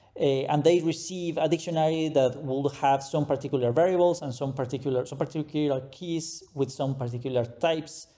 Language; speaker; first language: English; non-native, fluent; Spanish